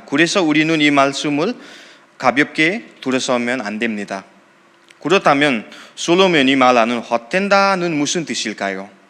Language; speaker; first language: Korean; non-native, fluent; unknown